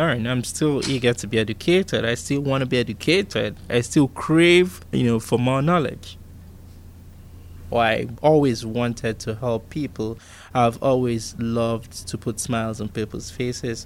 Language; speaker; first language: English; non-native, local second language; Igbo